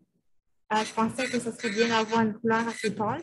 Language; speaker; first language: French; native; French